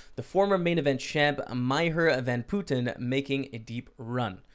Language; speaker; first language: English; native; English